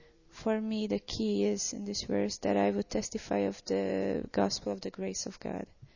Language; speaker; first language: English; non-native, fluent; Hungarian